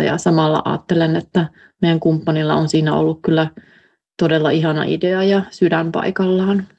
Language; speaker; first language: Finnish; native; Finnish